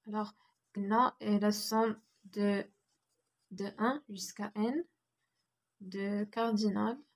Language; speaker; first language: French; non-native, local second language; Arabic